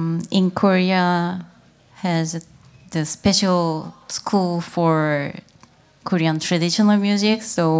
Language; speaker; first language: English; non-native, learner; Korean